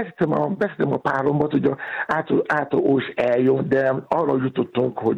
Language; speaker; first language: Hungarian; non-native, fluent; Yoruba